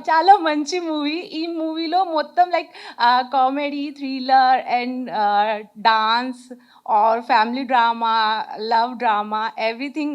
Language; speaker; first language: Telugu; non-native, learner; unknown